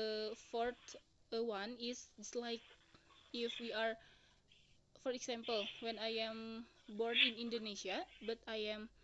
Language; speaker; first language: English; non-native, learner; Indonesian